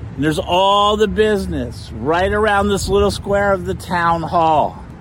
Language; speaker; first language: English; native; English